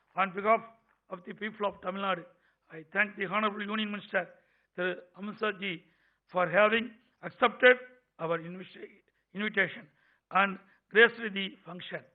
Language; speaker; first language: English; non-native, local second language; Tamil